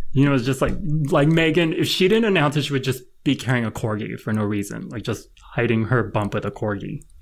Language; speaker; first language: English; native; English